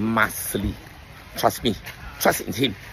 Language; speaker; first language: English; non-native, fluent; Chinese